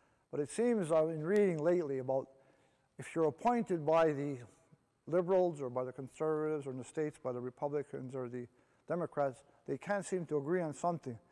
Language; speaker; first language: English; native; English